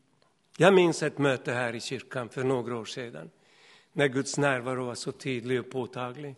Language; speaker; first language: Swedish; non-native, fluent; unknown